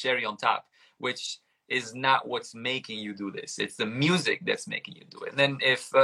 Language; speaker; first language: English; non-native, fluent; Italian